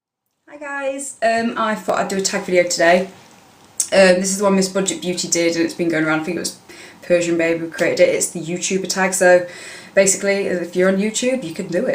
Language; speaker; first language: English; native; English